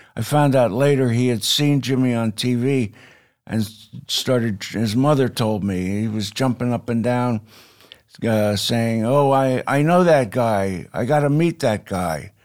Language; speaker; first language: English; native; English